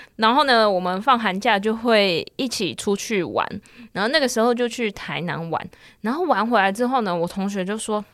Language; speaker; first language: Chinese; native; Chinese